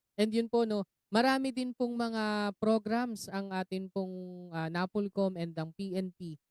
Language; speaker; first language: Filipino; native; Filipino